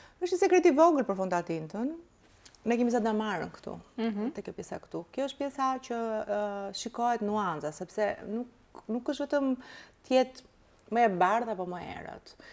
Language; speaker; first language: Albanian; early bilingual, heritage; Albanian